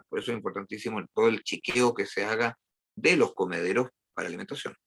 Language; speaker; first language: Spanish; native; Spanish